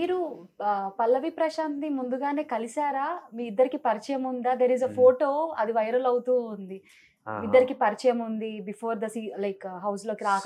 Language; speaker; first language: Telugu; native; Telugu